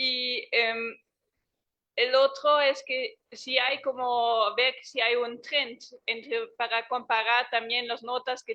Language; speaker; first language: Spanish; non-native, fluent; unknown